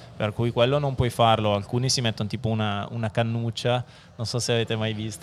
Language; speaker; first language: Italian; native; Italian